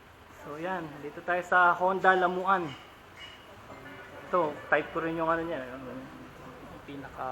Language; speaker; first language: Filipino; native; Filipino